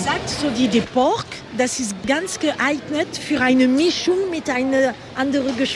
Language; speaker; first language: German; non-native, learner; French